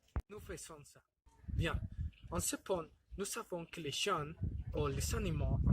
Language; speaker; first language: French; non-native, learner; Spanish